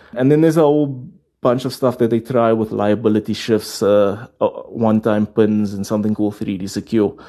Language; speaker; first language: English; native; English